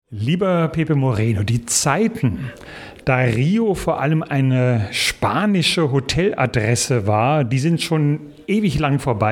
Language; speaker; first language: German; native; German